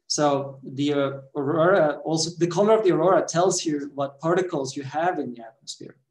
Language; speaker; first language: English; non-native, fluent; Swedish